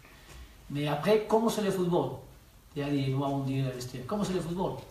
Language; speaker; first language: French; non-native, learner; Spanish